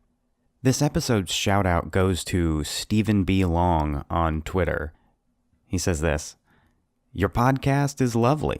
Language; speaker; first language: English; native; English